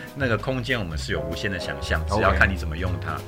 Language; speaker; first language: Chinese; native; Chinese